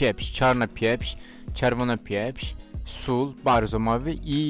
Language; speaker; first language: Polish; non-native, learner; Turkish